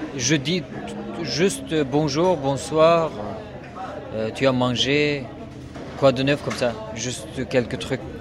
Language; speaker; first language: French; non-native, learner; Uyghur